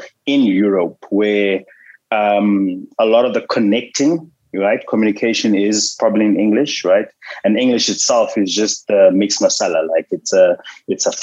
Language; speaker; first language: English; non-native, local second language; Xhosa